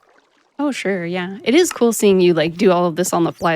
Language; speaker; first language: English; native; English